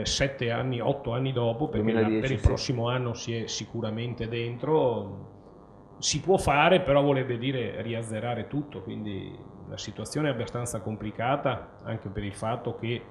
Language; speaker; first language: Italian; native; Italian